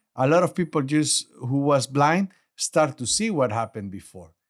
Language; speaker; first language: English; non-native, learner; Spanish